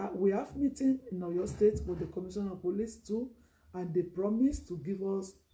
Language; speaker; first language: English; non-native, local second language; Yoruba